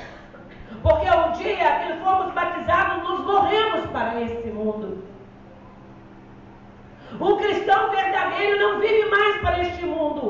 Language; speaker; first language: Portuguese; native; Portuguese